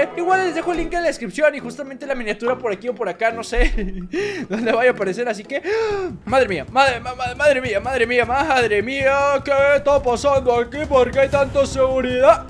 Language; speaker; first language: Spanish; native; Spanish